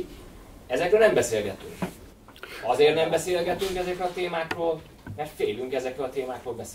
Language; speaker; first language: Hungarian; native; Hungarian